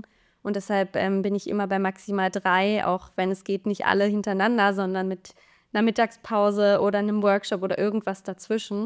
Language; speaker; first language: German; native; German